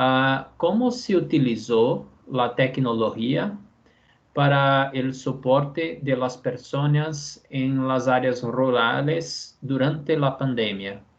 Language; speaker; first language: Spanish; non-native, fluent; Portuguese